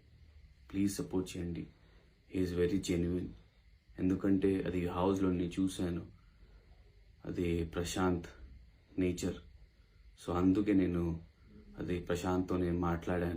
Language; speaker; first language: Telugu; non-native, local second language; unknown